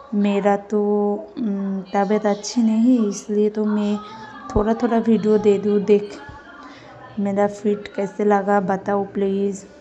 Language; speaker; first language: Hindi; non-native, local second language; Bangla